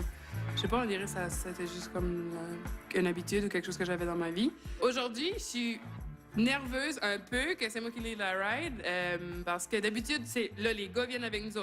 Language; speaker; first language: French; native; French